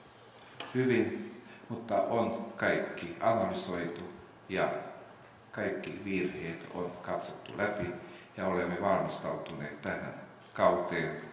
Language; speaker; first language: Finnish; non-native, fluent; Romanian